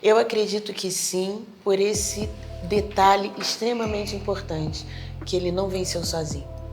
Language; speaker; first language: Portuguese; native; Portuguese